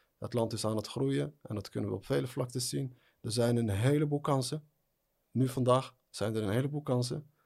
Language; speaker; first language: Dutch; early bilingual, other home language; Arabic